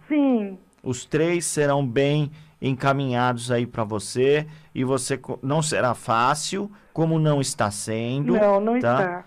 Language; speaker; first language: Portuguese; native; Portuguese